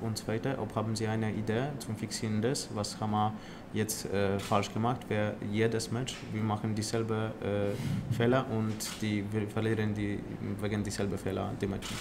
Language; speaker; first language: German; non-native, learner; Polish